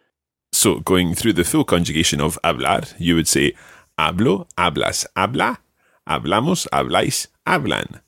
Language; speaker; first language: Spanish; non-native, fluent; English